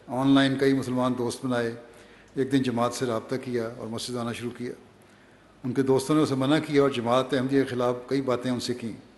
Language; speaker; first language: Urdu; native; Urdu